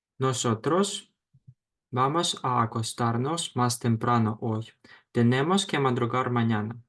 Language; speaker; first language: Spanish; non-native, fluent; Ukrainian